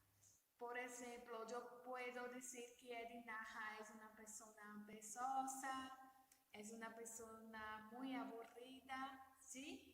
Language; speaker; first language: Spanish; non-native, learner; Portuguese